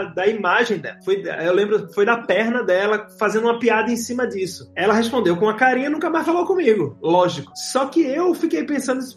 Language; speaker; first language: Portuguese; native; Portuguese